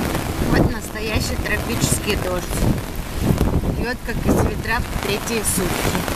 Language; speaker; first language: Russian; native; Russian